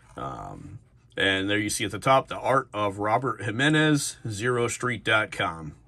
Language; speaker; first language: English; native; English